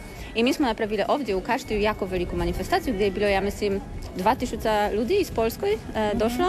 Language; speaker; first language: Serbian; non-native, learner; Polish